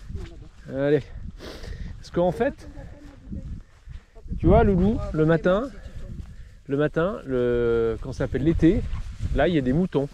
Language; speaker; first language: French; native; French